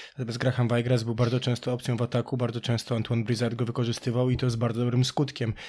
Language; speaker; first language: Polish; native; Polish